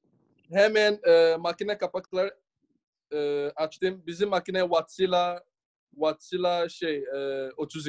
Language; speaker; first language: Turkish; non-native, learner; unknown